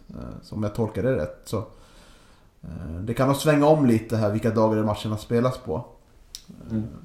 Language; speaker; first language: Swedish; native; Swedish